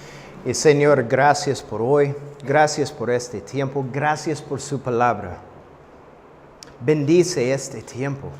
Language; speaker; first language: Spanish; non-native, fluent; English